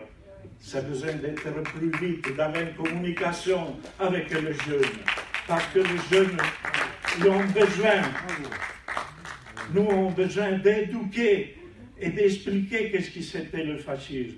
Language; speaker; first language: French; non-native, fluent; Italian